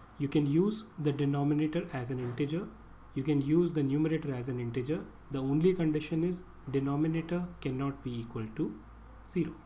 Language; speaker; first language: Hindi; native; Hindi